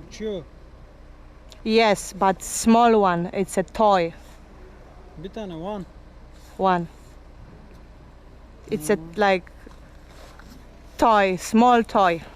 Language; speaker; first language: English; non-native, learner; Polish